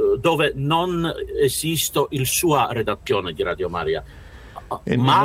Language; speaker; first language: Italian; non-native, learner; Russian